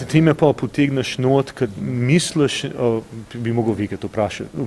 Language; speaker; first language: Slovenian; early bilingual, heritage; English